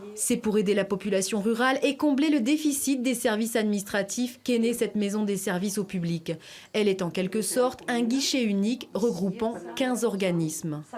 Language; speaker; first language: French; native; French